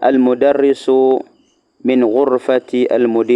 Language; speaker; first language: Arabic; non-native, fluent; Indonesian